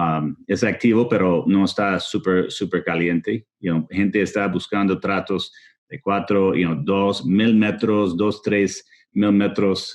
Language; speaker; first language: Spanish; non-native, fluent; English